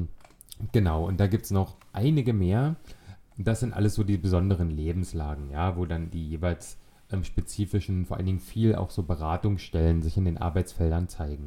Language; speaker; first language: German; native; German